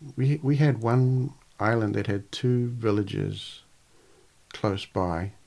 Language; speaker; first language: English; native; English